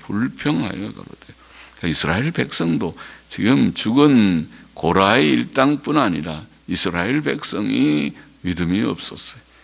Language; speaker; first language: Korean; native; Korean